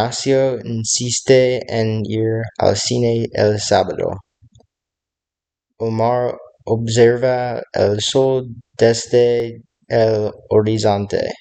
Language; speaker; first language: Spanish; non-native, learner; English